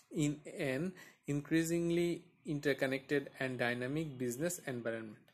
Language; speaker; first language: English; non-native, local second language; Bangla